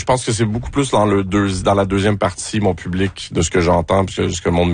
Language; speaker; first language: French; native; French